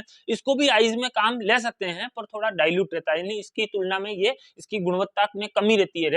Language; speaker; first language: Hindi; native; Hindi